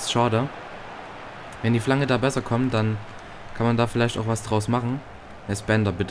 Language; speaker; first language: German; native; German